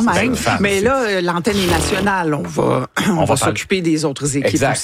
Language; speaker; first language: French; native; French